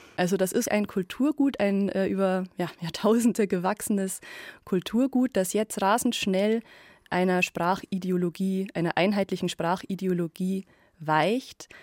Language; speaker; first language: German; native; German